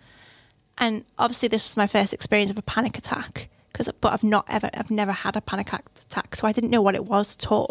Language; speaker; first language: English; native; English